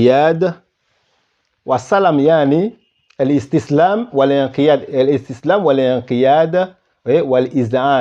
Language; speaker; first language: Arabic; non-native, fluent; Yoruba